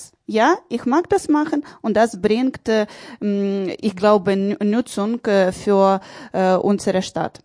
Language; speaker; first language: German; non-native, learner; Ukrainian